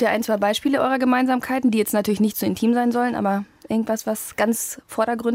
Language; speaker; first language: German; native; German